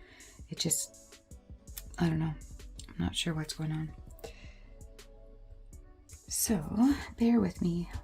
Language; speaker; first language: English; native; English